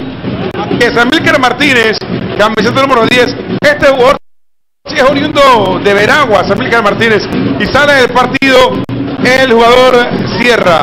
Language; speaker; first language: Spanish; native; Spanish